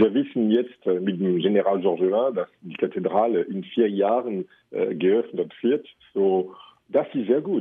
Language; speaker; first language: German; non-native, fluent; French